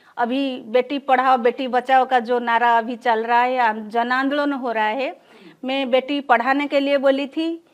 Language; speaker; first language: Hindi; non-native, local second language; Odia